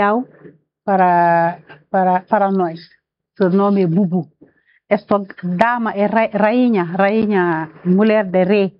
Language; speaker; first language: Portuguese; non-native, learner; Wolof